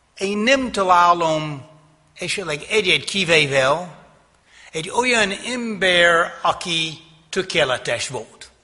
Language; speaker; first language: Hungarian; non-native, fluent; English